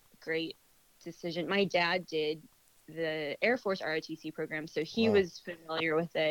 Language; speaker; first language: English; native; English